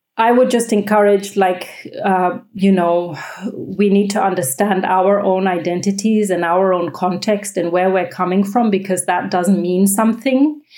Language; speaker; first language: English; native; English